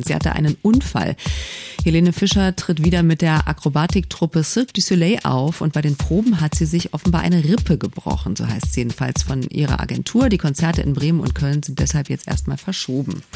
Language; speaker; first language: German; native; German